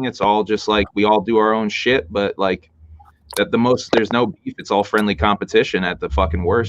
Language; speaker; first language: English; native; English